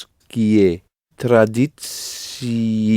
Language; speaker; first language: Russian; non-native, learner; English